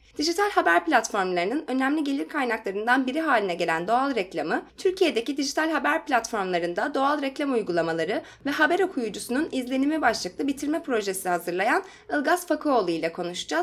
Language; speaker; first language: Turkish; native; Turkish